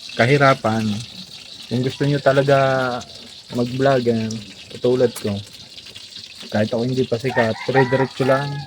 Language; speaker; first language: Filipino; native; Filipino